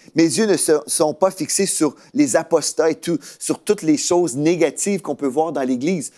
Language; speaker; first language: French; native; French